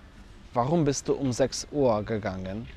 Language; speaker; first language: German; non-native, fluent; Polish